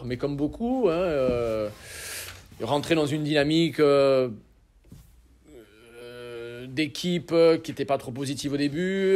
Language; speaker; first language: French; native; French